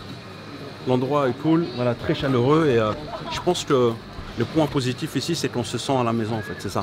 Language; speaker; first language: French; native; French